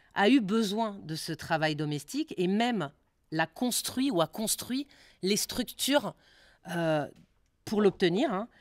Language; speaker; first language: French; native; French